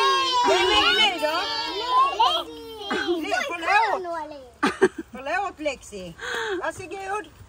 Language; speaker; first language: Swedish; native; Swedish